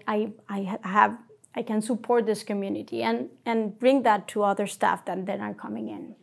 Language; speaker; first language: English; non-native, fluent; Spanish